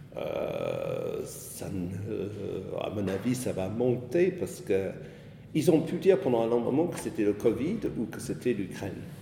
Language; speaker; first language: French; non-native, fluent; English